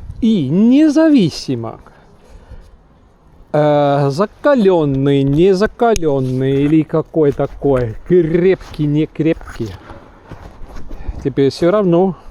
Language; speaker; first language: Russian; non-native, local second language; Estonian